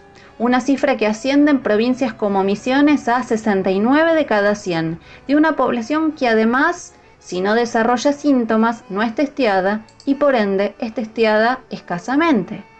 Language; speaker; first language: Spanish; native; Spanish